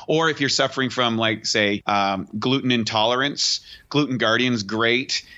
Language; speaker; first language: English; native; English